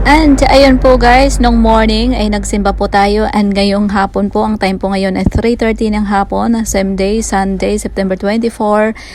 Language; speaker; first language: Filipino; non-native, local second language; Waray